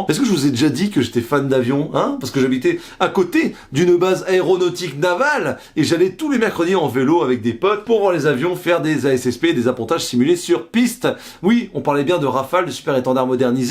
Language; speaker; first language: French; native; French